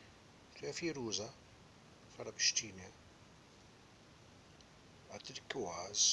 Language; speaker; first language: Czech; non-native, learner; Arabic